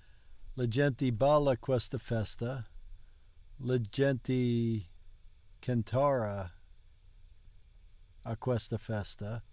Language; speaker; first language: Italian; non-native, learner; English